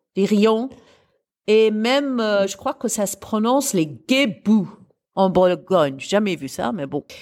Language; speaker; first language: French; non-native, fluent; English